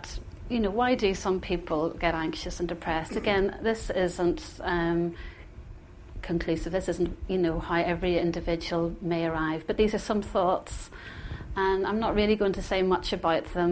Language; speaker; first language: English; native; English